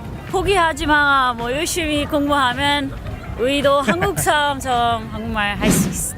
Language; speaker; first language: Korean; non-native, learner; Dutch